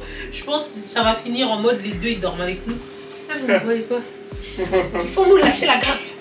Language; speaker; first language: French; native; French